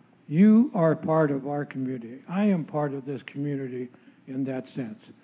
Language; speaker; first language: English; early bilingual, other home language; Spanish